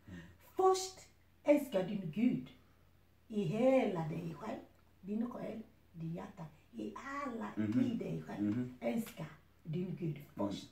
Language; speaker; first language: Swedish; non-native, fluent; Lingala